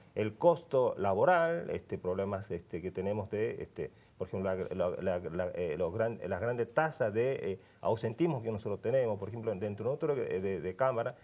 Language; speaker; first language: Spanish; non-native, fluent; Korean